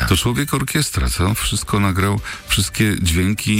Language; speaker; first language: Polish; native; Polish